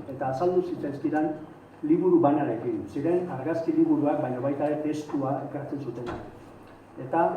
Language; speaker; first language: Basque; native; Basque